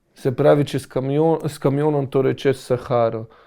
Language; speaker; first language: Slovenian; native; Slovenian